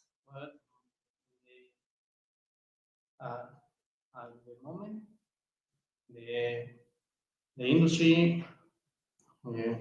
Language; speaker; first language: English; non-native, learner; Spanish